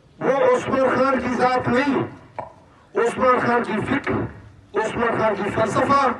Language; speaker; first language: Urdu; non-native, local second language; Baluchi